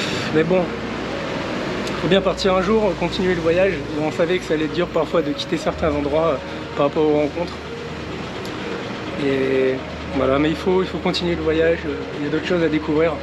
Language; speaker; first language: French; native; French